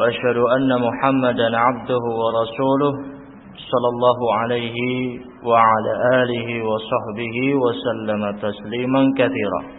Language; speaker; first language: Arabic; non-native, fluent; Indonesian